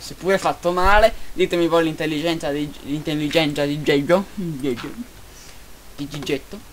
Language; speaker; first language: Italian; native; Italian